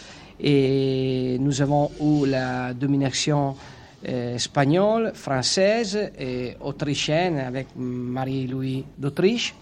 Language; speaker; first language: French; non-native, fluent; Italian